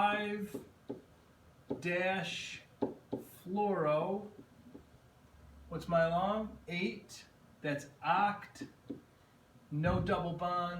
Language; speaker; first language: English; native; English